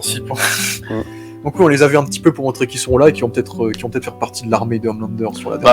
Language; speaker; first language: French; native; French